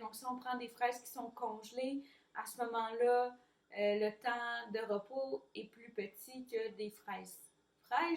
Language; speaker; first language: French; native; French